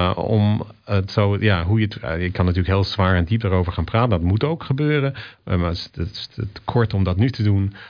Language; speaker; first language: Dutch; native; Dutch